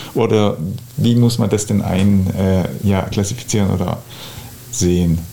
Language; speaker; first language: German; native; German